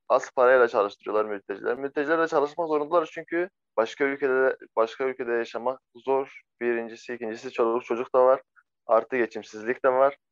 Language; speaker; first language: Turkish; non-native, fluent; Arabic